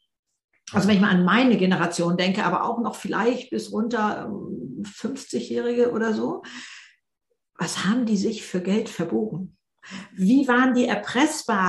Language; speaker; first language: German; native; German